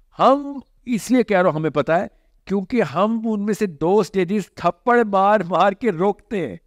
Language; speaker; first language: Urdu; native; Urdu